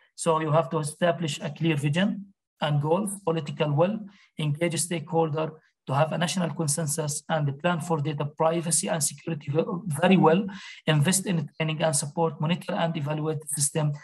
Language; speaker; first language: English; non-native, fluent; Arabic